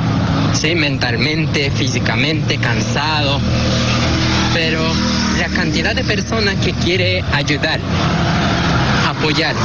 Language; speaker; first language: Spanish; non-native, fluent; Japanese